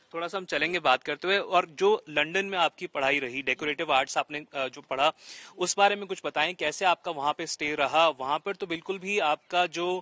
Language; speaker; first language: Hindi; native; Hindi